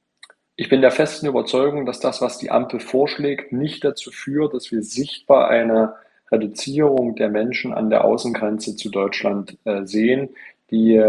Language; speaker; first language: German; native; German